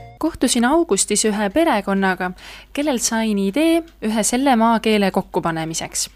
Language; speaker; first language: Estonian; native; Estonian